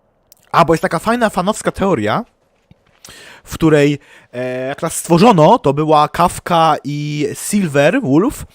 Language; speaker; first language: Polish; native; Polish